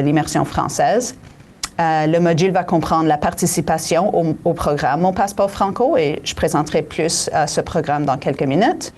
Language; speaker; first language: French; native; French